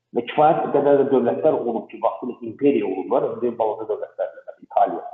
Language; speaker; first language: Azerbaijani; non-native, local second language; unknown